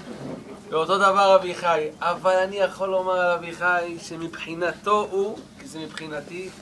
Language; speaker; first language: Hebrew; native; Hebrew